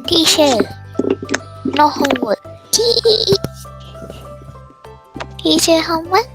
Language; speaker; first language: English; non-native, learner; Thai